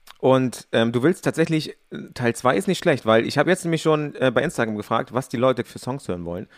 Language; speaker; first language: German; native; German